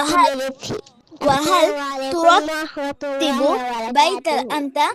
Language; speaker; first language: Arabic; non-native, learner; Bangla